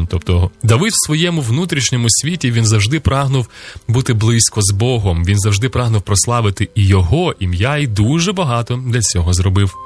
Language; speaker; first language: Ukrainian; native; Ukrainian